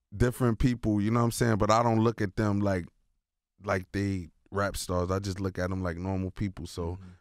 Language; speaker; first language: English; native; English